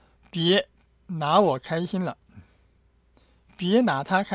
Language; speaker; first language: Chinese; non-native, fluent; Korean